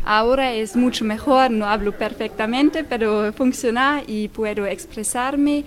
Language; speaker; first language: Spanish; non-native, learner; German